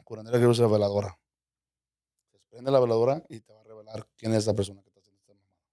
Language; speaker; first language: Spanish; early bilingual, heritage; Spanish